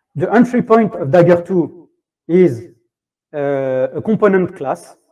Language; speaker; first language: English; non-native, fluent; French